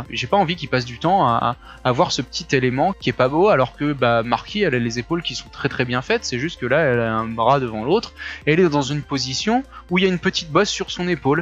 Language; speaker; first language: French; native; French